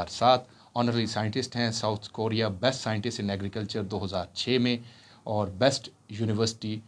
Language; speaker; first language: Urdu; non-native, local second language; Punjabi